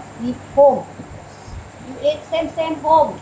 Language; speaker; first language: English; non-native, learner; Lao